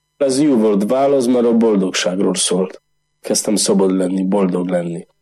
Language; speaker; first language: Hungarian; non-native, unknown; Polish